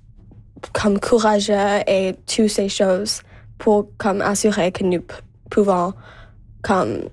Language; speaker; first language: French; non-native, local second language; English